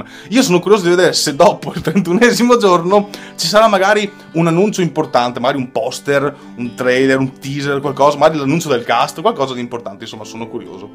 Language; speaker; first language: Italian; native; Italian